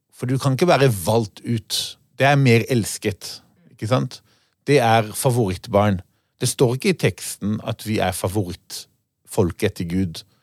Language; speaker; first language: Norwegian; non-native, fluent; Hebrew